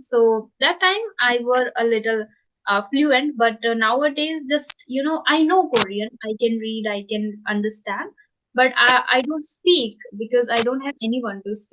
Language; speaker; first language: English; non-native, local second language; Hindi